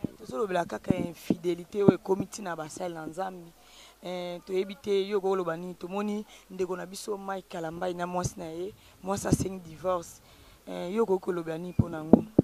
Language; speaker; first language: Lingala; native; Lingala